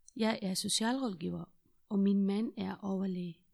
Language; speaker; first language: Danish; non-native, fluent; Persian